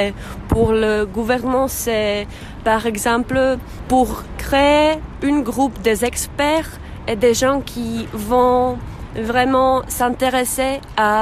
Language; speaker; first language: French; non-native, fluent; Czech